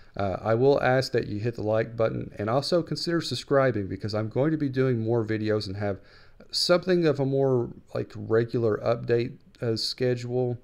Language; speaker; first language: English; native; English